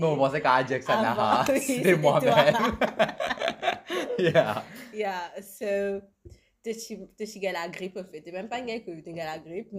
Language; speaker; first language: French; non-native, local second language; Morisyen